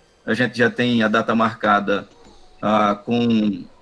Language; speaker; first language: Portuguese; native; Portuguese